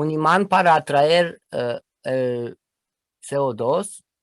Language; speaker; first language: Spanish; non-native, learner; Romanian